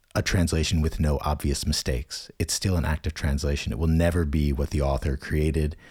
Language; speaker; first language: English; native; English